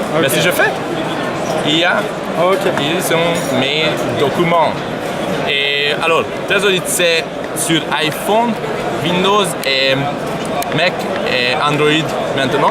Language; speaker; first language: French; non-native, learner; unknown